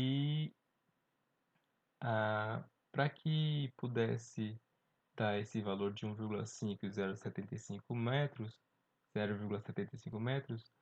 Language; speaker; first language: Portuguese; native; Portuguese